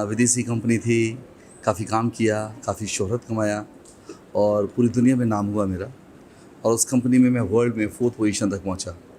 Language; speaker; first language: Hindi; native; Hindi